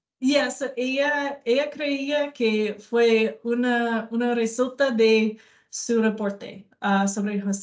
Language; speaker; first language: Spanish; non-native, learner; English